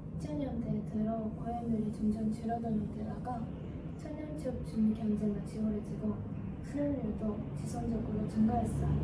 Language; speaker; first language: Korean; non-native, learner; Japanese